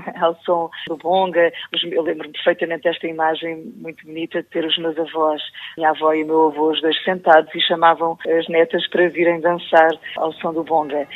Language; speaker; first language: Portuguese; native; Portuguese